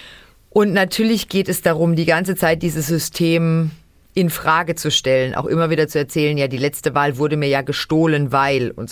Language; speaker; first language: German; native; German